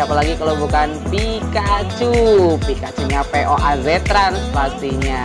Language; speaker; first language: Indonesian; native; Indonesian